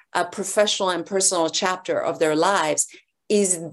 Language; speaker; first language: English; early bilingual, other home language; Persian